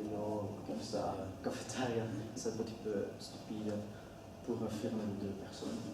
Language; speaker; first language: French; non-native, learner; Dutch